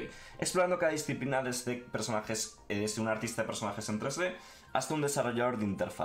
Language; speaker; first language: Spanish; native; Spanish